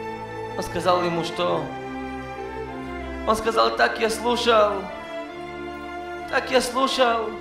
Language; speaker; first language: Russian; non-native, learner; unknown